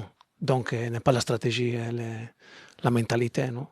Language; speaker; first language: French; non-native, learner; Italian